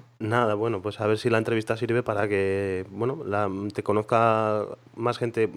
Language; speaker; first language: Spanish; non-native, local second language; Catalan